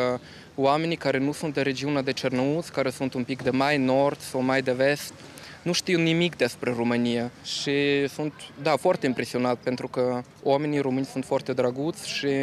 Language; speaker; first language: Romanian; non-native, learner; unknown